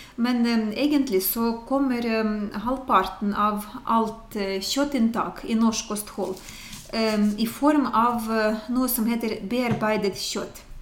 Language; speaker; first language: Norwegian; non-native, fluent; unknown